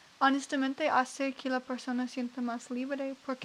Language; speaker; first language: Spanish; non-native, learner; English